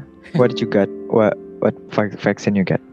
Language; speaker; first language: English; non-native, learner; Indonesian